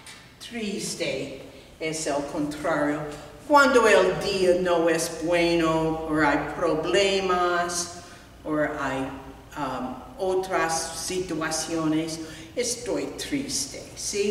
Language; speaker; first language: Spanish; non-native, fluent; English